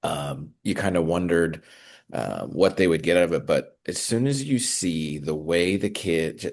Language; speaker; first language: English; native; English